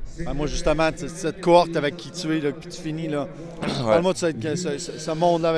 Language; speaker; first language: French; native; French